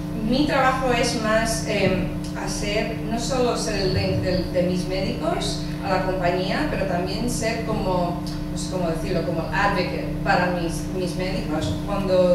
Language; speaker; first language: Spanish; early bilingual, heritage; English